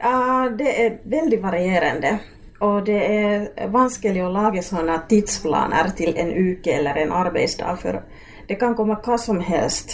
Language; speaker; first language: Norwegian; non-native, fluent; Finnish